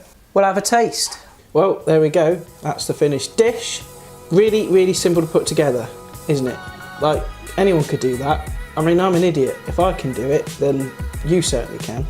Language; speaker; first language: English; native; English